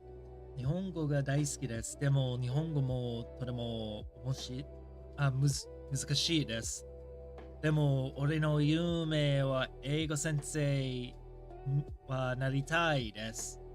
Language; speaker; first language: Japanese; non-native, learner; English